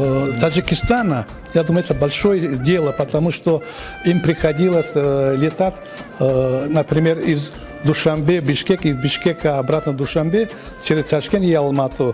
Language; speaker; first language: Russian; non-native, local second language; Tajik